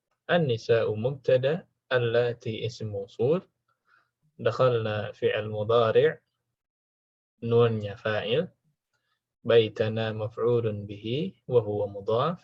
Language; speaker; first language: Arabic; non-native, fluent; Indonesian